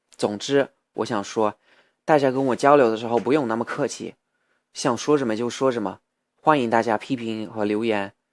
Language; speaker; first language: Chinese; non-native, fluent; English